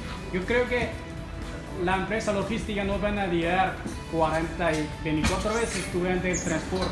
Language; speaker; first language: Spanish; non-native, fluent; Chinese